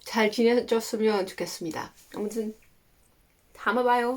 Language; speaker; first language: Korean; non-native, fluent; Dutch